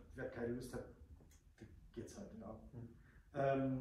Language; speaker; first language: German; native; German